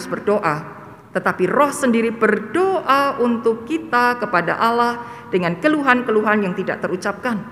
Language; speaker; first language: Indonesian; native; Indonesian